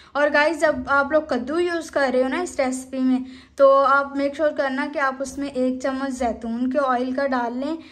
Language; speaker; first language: Urdu; native; Urdu